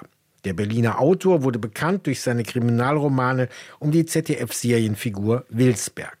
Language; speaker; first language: German; native; German